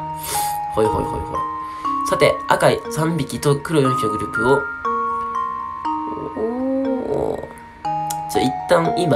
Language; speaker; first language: Japanese; native; Japanese